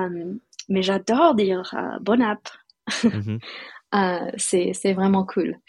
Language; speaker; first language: French; non-native, fluent; English